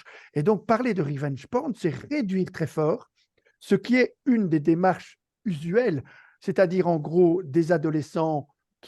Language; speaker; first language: French; native; French